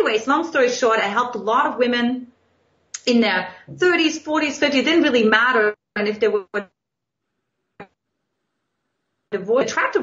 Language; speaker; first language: English; non-native, fluent; German